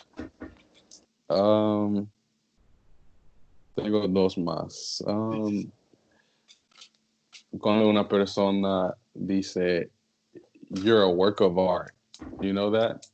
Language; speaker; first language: Spanish; non-native, learner; English